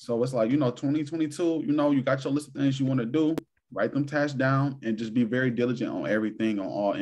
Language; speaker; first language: English; native; English